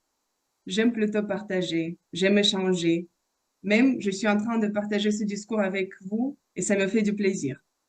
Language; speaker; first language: French; non-native, fluent; Russian